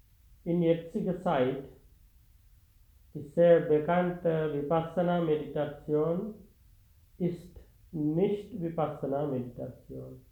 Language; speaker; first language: German; non-native, fluent; Sinhala